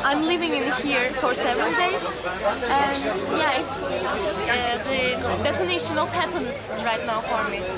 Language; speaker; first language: English; non-native, learner; Turkish